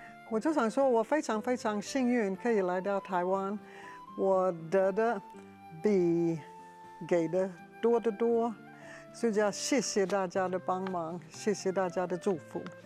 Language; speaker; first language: Chinese; non-native, fluent; English